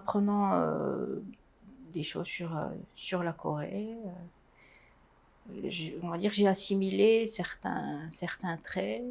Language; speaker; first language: French; native; French